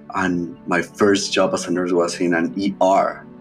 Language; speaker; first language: English; non-native, fluent; Spanish